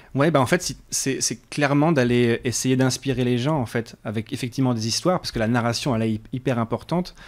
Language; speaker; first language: French; native; French